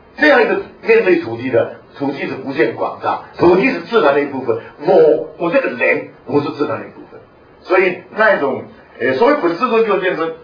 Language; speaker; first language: Chinese; non-native, local second language; Hakka Chinese